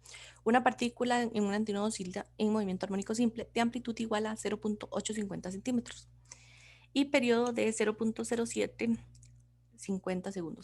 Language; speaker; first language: Spanish; native; Spanish